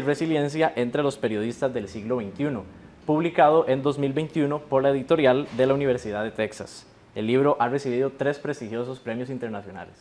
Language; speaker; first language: Spanish; native; Spanish